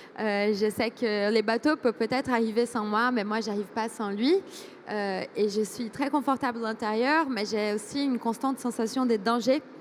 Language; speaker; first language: French; non-native, fluent; Portuguese